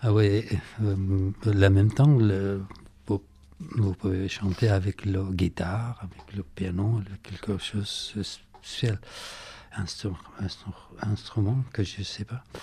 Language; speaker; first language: French; non-native, learner; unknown